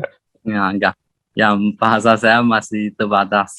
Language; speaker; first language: Indonesian; non-native, learner; Chinese